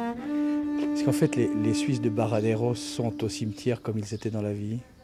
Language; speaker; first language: French; native; French